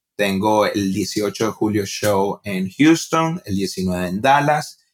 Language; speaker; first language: Spanish; native; Spanish